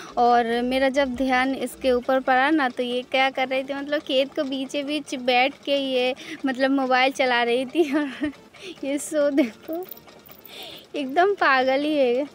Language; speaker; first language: Hindi; non-native, local second language; Bangla